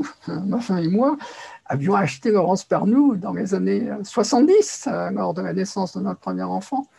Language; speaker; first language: French; native; French